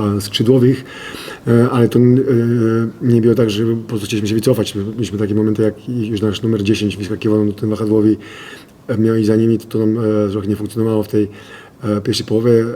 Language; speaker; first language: Polish; non-native, fluent; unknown